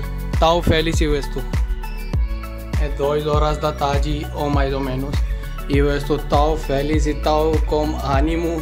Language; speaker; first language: Portuguese; non-native, learner; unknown